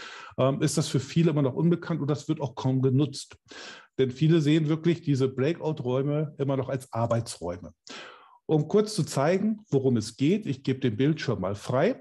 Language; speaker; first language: German; native; German